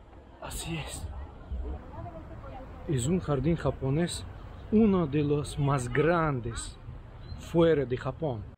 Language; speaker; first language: Spanish; non-native, learner; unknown